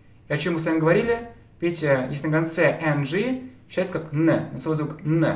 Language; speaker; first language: Russian; native; Russian